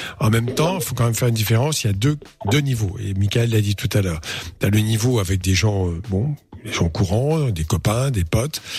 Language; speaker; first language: French; native; French